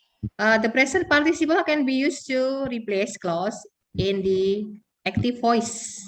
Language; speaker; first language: English; non-native, learner; Indonesian